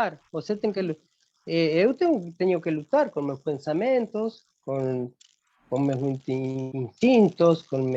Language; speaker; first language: Portuguese; non-native, fluent; Spanish